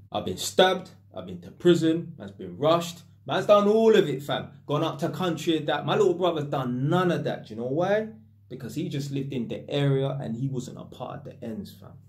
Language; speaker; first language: English; native; English